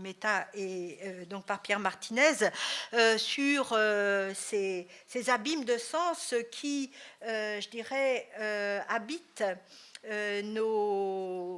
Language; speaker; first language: French; native; French